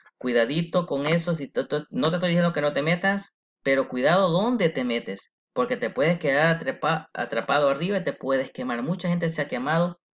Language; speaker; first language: Spanish; early bilingual, heritage; Spanish